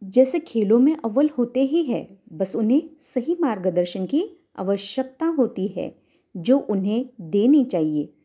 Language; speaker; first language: Hindi; non-native, local second language; Marathi